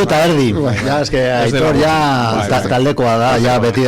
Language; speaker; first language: Basque; non-native, local second language; Spanish